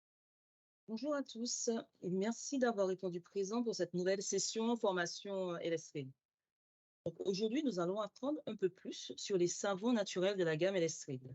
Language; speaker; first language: French; native; French